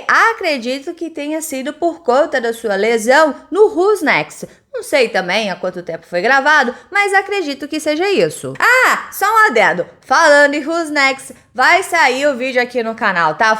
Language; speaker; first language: Portuguese; native; Portuguese